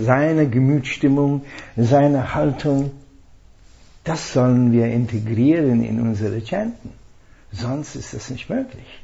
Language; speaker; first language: German; non-native, fluent; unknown